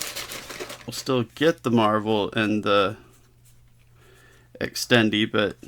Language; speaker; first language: English; native; English